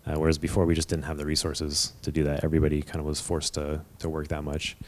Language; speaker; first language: English; native; English